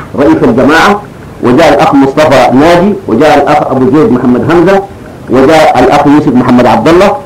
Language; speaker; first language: Arabic; native; Arabic